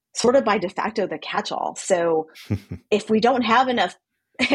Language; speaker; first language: English; native; English